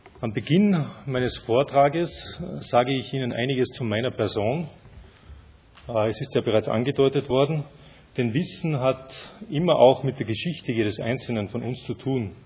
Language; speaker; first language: German; native; German